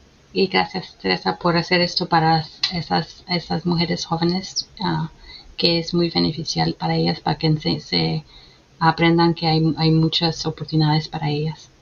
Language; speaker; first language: Spanish; early bilingual, heritage; Spanish